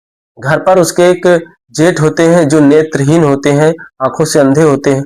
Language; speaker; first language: Hindi; native; Hindi